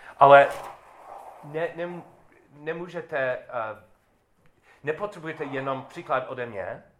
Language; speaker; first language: Czech; non-native, learner; English